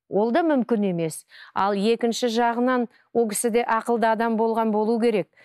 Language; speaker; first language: Kazakh; native; Kazakh